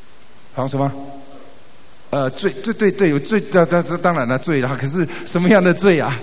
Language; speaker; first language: Chinese; native; Chinese